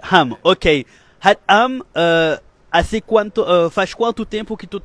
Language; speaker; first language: Portuguese; non-native, fluent; French